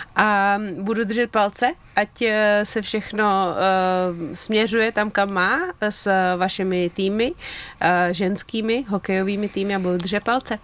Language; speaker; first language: Czech; native; Czech